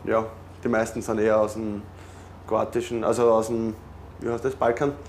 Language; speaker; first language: German; native; German